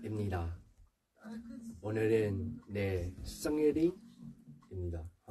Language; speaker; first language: Korean; non-native, learner; English